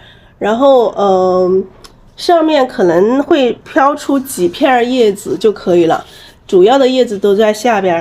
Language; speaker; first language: Chinese; native; Chinese